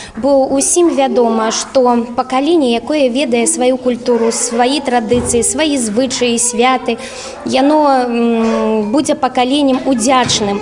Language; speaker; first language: Belarusian; non-native, local second language; Russian